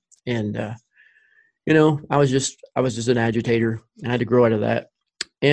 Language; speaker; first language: English; native; English